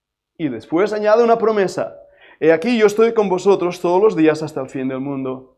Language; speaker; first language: Spanish; native; Spanish